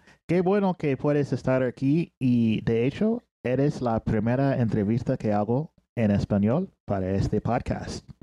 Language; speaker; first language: Spanish; non-native, fluent; English